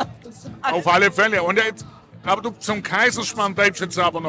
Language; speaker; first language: German; native; German